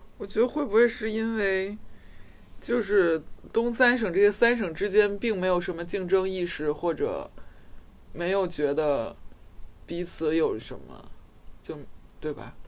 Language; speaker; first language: Chinese; native; Chinese